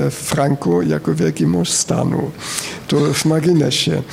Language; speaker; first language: Polish; non-native, fluent; German